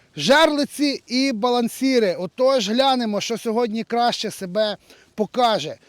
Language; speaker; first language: Ukrainian; native; Ukrainian